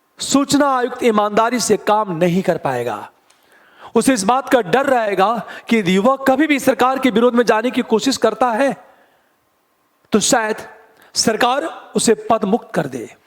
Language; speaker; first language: Hindi; native; Hindi